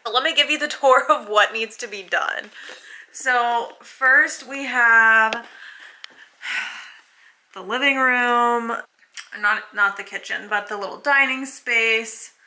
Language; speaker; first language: English; native; English